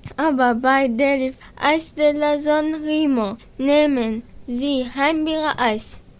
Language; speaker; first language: German; non-native, learner; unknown